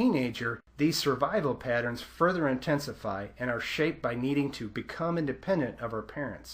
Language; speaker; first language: English; native; English